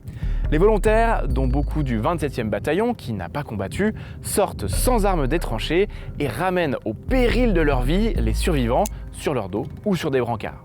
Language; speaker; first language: French; native; French